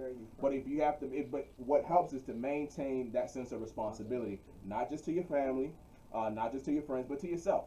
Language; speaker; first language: English; native; English